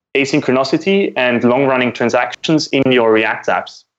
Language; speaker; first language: English; non-native, fluent; German